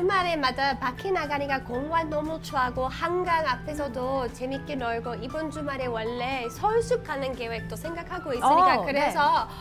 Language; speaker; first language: Korean; non-native, learner; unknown